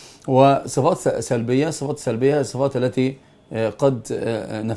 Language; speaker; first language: Arabic; native; Arabic